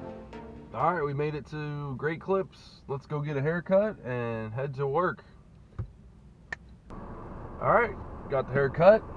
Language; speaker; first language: English; native; English